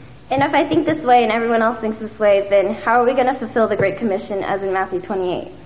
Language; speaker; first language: English; early bilingual, other home language; Min Nan Chinese